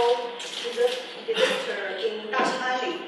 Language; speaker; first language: English; non-native, learner; Chinese